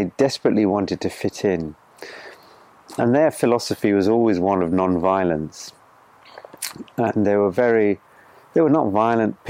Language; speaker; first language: English; native; English